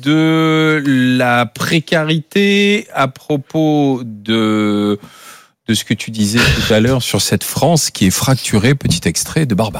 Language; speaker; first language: French; native; French